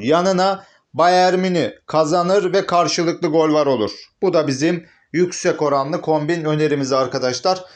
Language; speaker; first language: Turkish; native; Turkish